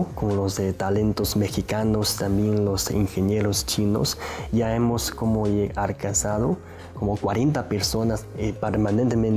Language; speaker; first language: Spanish; non-native, learner; Chinese